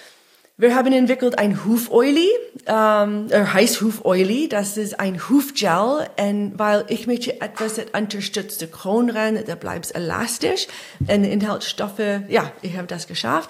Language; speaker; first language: German; non-native, fluent; English